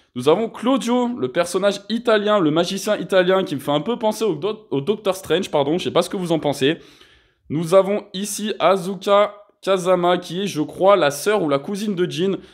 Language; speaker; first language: French; native; French